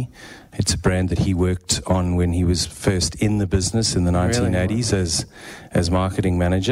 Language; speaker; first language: English; native; English